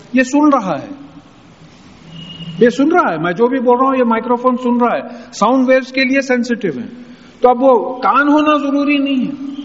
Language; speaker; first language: Urdu; native; Urdu